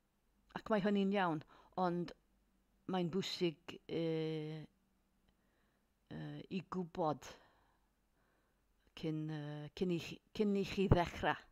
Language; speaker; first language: Welsh; non-native, learner; English